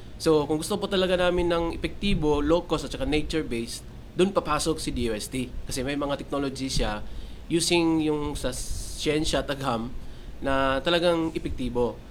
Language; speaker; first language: Filipino; non-native, local second language; Cebuano